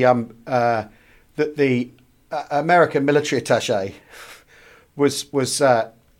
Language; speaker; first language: English; native; English